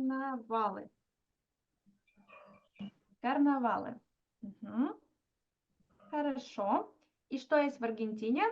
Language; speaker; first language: Russian; non-native, fluent; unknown